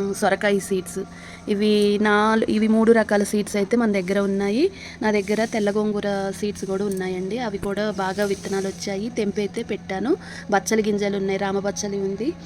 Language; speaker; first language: Telugu; native; Telugu